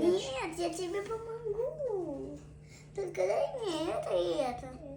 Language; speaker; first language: Russian; early bilingual, other home language; Azerbaijani